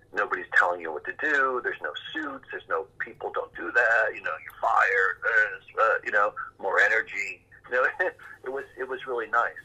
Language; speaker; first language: English; native; English